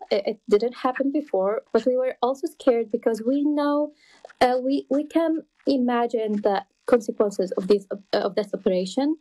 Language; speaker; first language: English; non-native, fluent; Arabic